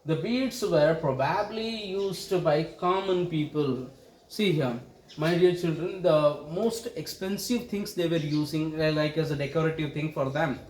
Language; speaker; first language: English; non-native, local second language; Kannada